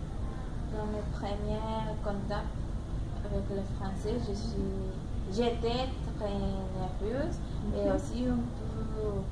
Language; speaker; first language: French; non-native, learner; Spanish